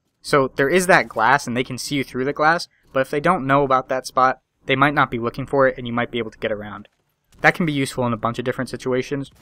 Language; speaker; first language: English; native; English